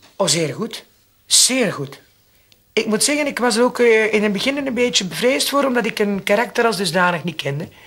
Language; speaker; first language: Dutch; native; Dutch